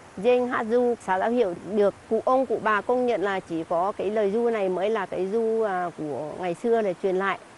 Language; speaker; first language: Vietnamese; non-native, local second language; Tày